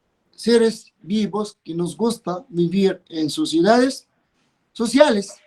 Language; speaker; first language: Spanish; non-native, fluent; Arabic